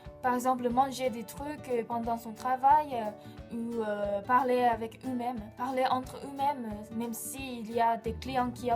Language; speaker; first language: French; non-native, fluent; Japanese